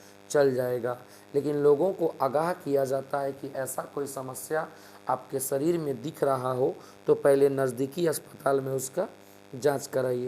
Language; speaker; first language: Hindi; native; Hindi